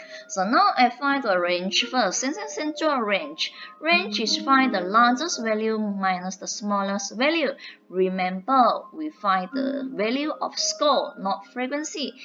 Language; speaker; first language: English; non-native, local second language; Chinese